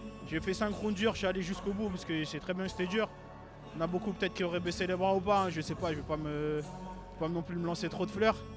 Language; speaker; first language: French; native; French